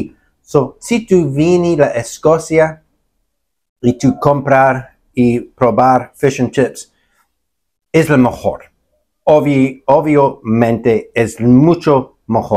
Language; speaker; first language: Spanish; non-native, learner; English